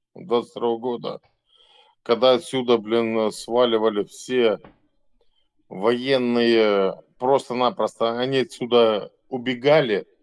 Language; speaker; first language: Ukrainian; native; Ukrainian